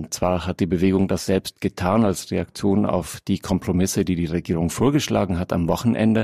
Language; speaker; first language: German; native; German